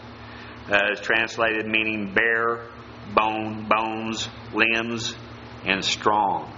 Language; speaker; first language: English; native; English